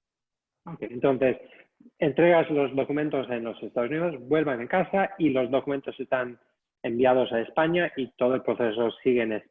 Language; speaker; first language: Spanish; non-native, fluent; English